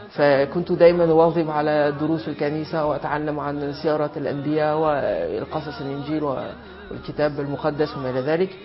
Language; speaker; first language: Arabic; non-native, fluent; French